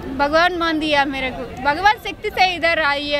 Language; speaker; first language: Hindi; non-native, local second language; Telugu